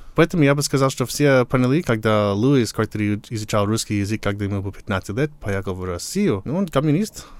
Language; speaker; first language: Russian; non-native, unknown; English